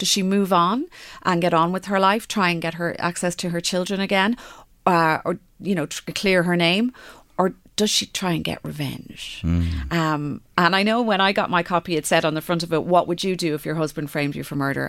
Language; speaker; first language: English; native; English